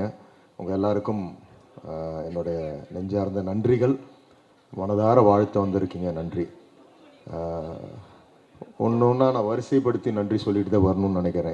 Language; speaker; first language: Tamil; native; Tamil